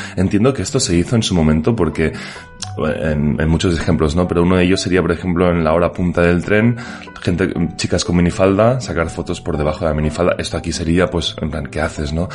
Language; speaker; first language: Spanish; native; Spanish